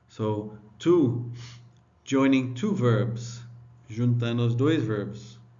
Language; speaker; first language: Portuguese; non-native, learner; English